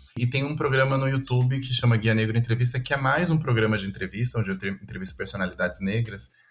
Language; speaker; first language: Portuguese; native; Portuguese